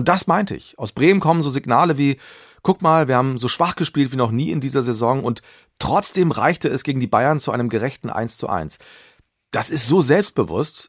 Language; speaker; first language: German; native; German